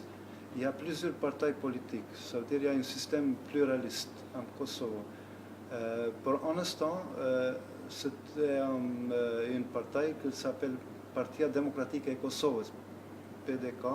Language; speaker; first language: French; non-native, learner; Albanian